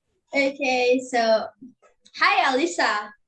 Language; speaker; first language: English; non-native, learner; Indonesian